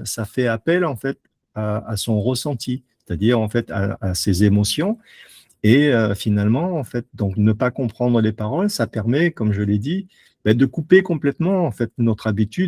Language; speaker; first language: French; native; French